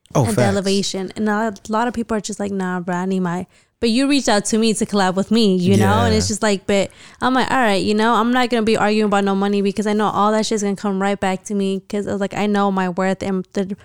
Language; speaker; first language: English; early bilingual, other home language; Spanish